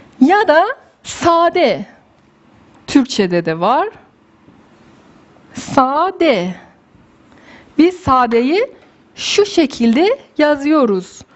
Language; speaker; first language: Turkish; non-native, fluent; Persian